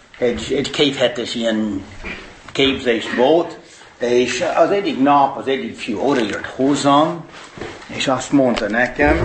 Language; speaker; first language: Hungarian; non-native, fluent; English